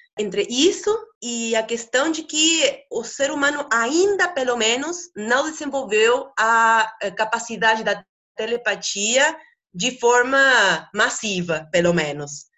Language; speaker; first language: Portuguese; non-native, fluent; Spanish